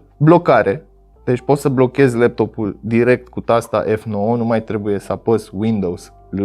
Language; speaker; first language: Romanian; native; Romanian